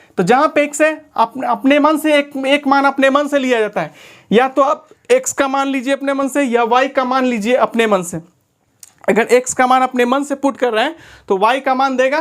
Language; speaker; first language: Hindi; native; Hindi